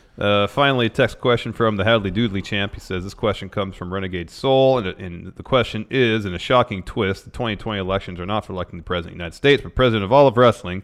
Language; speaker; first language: English; native; English